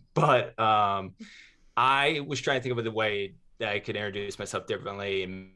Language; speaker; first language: English; native; English